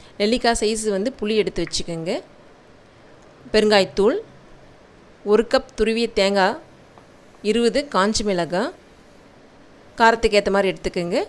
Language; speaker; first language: Tamil; native; Tamil